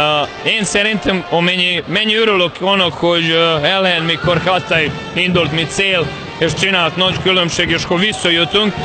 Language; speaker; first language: Hungarian; non-native, fluent; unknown